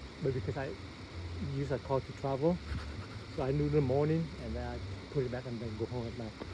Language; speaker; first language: English; non-native, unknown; Vietnamese